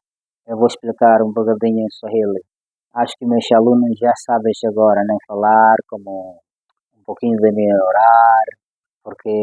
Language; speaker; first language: Portuguese; non-native, fluent; Swahili